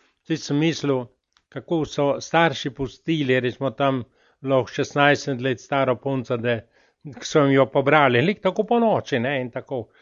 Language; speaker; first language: Slovenian; native; Slovenian